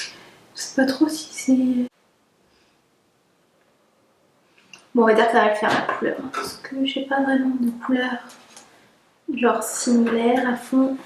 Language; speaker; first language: French; native; French